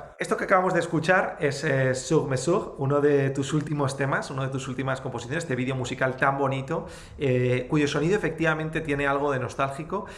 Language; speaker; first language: Spanish; native; Spanish